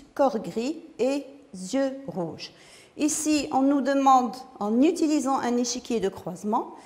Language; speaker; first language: French; non-native, local second language; Arabic